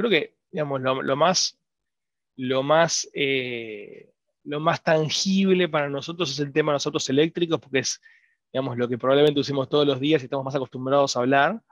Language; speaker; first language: Spanish; native; Spanish